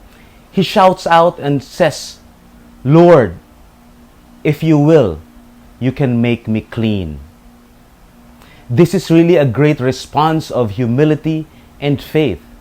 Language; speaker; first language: English; non-native, local second language; Filipino